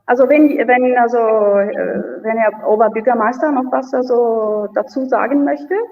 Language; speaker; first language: German; non-native, fluent; Italian